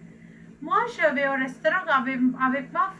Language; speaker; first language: French; non-native, fluent; Sinhala